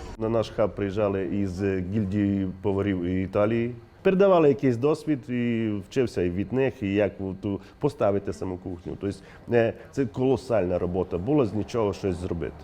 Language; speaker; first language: Ukrainian; native; Ukrainian